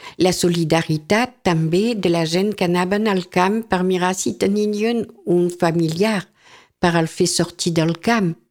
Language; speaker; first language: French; native; French